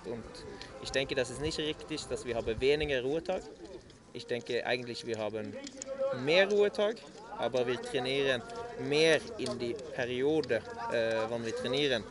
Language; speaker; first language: German; non-native, learner; Norwegian